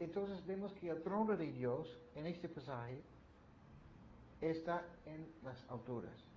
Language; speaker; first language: Spanish; non-native, fluent; English